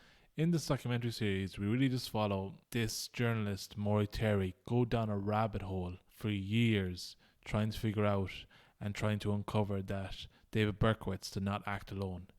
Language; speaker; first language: English; native; English